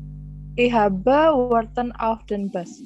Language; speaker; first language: German; non-native, learner; Indonesian